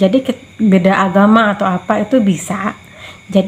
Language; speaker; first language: Indonesian; native; Indonesian